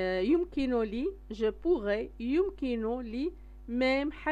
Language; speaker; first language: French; non-native, local second language; Arabic